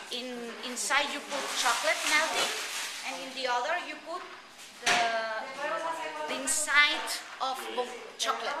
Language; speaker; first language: English; non-native, learner; Spanish